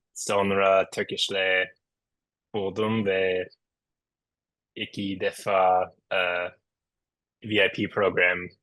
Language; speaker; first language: Turkish; non-native, learner; English